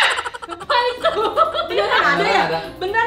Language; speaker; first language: Indonesian; native; Indonesian